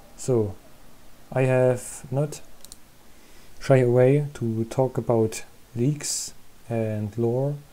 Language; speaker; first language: English; non-native, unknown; German